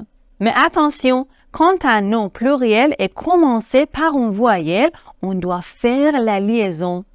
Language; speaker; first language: French; non-native, fluent; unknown